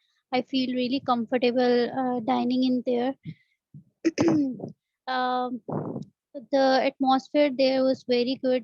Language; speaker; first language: English; non-native, fluent; Urdu